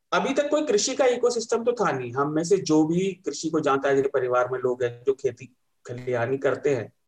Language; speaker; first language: Hindi; native; Hindi